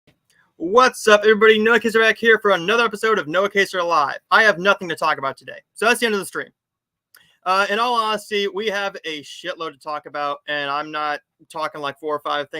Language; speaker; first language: English; native; English